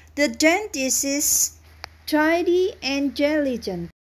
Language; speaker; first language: English; non-native, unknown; Indonesian